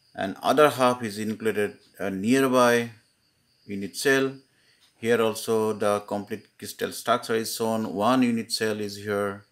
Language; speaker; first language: English; non-native, local second language; Assamese